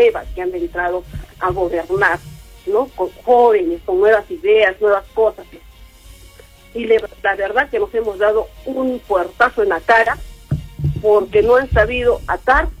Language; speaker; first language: Spanish; native; Spanish